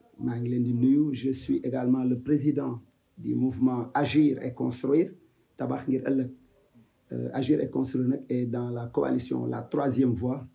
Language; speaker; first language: Wolof; native; Wolof